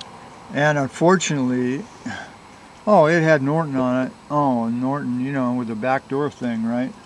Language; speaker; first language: English; native; English